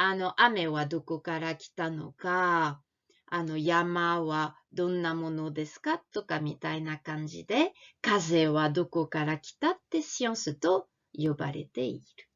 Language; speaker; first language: Japanese; non-native, fluent; French